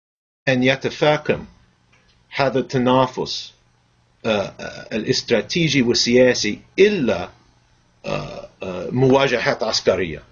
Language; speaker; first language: Arabic; non-native, fluent; English